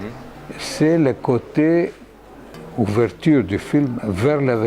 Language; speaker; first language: French; non-native, fluent; Greek